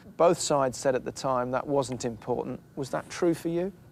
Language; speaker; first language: English; native; English